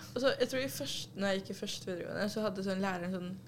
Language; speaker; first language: Norwegian; early bilingual, other home language; Urdu